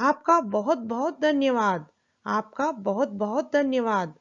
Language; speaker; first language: Hindi; non-native, local second language; Telugu